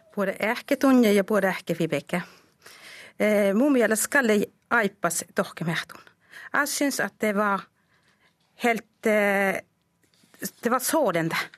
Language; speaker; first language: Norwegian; non-native, local second language; Northern Sami